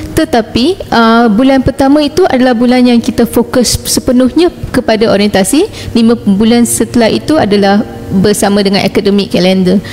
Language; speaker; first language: Malay; non-native, local second language; Tamil